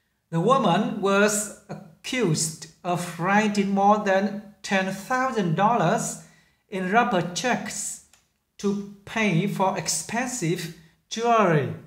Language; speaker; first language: English; non-native, fluent; Vietnamese